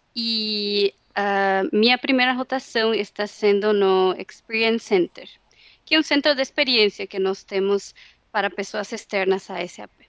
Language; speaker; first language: Portuguese; non-native, fluent; Spanish